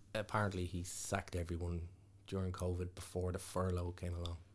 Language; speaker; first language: English; native; English